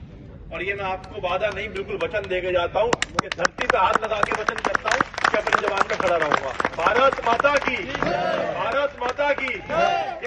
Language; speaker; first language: Hindi; native; Hindi